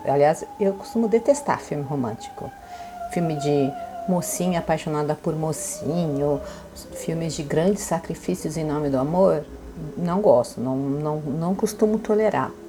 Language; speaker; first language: Portuguese; native; Portuguese